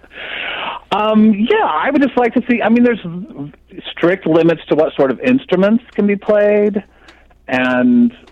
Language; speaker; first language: English; native; English